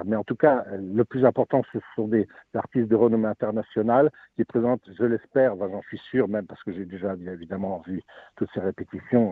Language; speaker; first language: French; native; French